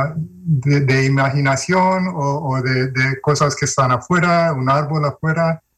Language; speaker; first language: Spanish; early bilingual, heritage; Spanish